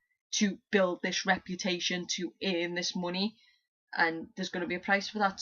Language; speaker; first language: English; native; English